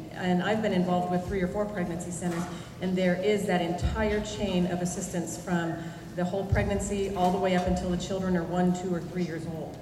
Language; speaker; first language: English; native; English